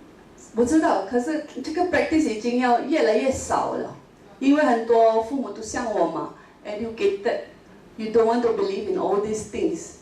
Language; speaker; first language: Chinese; non-native, local second language; Min Nan Chinese